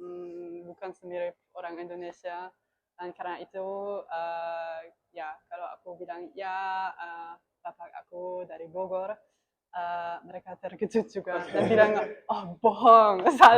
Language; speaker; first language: Indonesian; non-native, learner; German